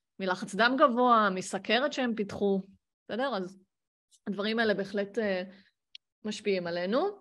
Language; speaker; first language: Hebrew; native; Hebrew